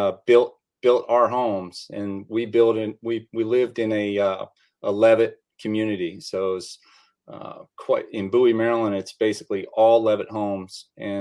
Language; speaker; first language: English; native; English